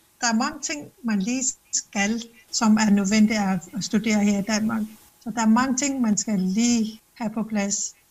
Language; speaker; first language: Danish; non-native, local second language; Kalaallisut